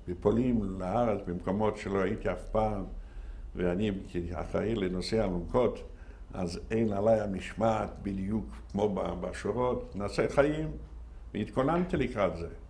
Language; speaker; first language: Hebrew; non-native, fluent; Yiddish